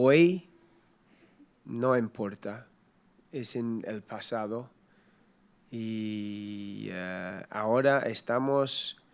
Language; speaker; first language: Spanish; non-native, learner; English